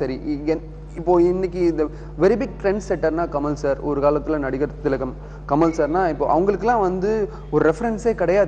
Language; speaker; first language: Tamil; native; Tamil